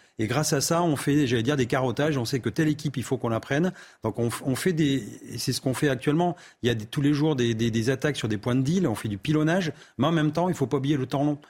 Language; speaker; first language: French; native; French